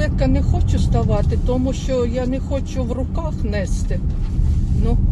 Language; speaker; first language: Ukrainian; non-native, local second language; Russian